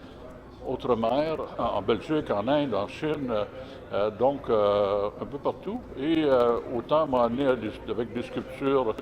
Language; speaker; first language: French; native; French